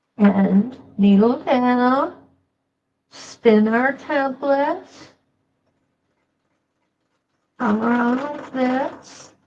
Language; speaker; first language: English; native; English